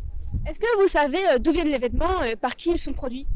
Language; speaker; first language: French; native; French